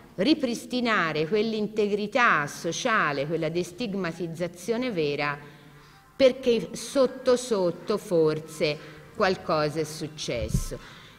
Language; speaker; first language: Italian; native; Italian